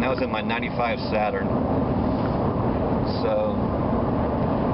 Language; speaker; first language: English; native; English